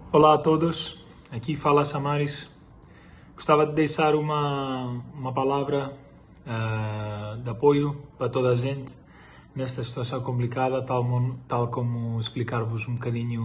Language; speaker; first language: Portuguese; non-native, fluent; Greek